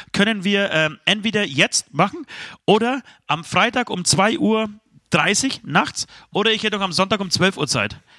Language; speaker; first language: German; early bilingual, other home language; Polish